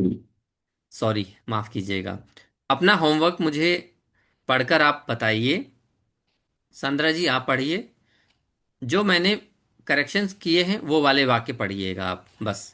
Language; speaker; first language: Hindi; native; Hindi